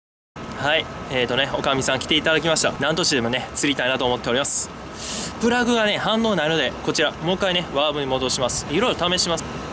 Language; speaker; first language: Japanese; native; Japanese